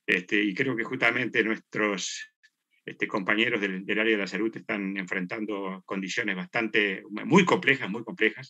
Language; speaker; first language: Spanish; native; Spanish